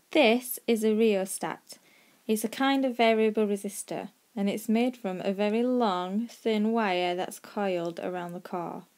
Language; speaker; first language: English; native; English